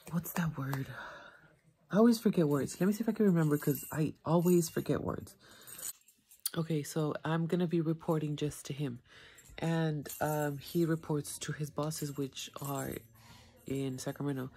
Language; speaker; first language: English; early bilingual, other home language; Spanish